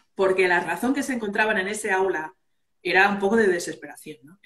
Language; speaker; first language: Spanish; early bilingual, other home language; English